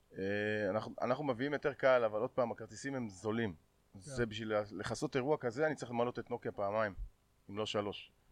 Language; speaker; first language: Hebrew; native; Hebrew